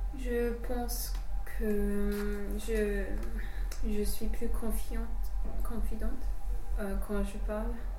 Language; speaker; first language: French; non-native, fluent; English